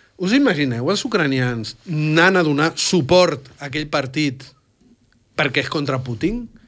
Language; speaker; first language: Catalan; non-native, fluent; Spanish